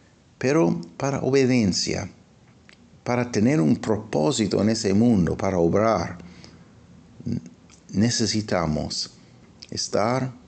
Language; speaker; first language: Spanish; non-native, fluent; English